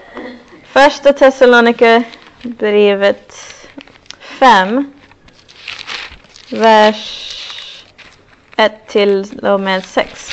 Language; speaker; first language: Swedish; non-native, fluent; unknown